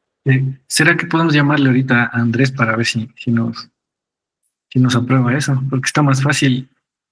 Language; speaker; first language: Spanish; native; Spanish